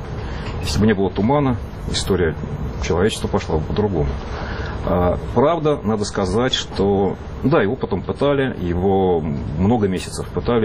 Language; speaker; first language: Russian; native; Russian